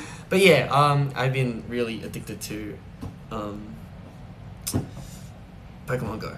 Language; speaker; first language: English; early bilingual, other home language; Korean